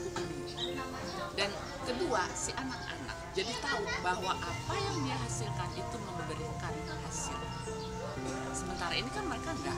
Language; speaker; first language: Indonesian; native; Indonesian